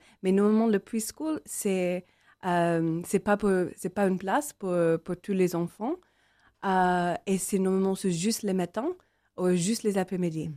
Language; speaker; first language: French; non-native, learner; English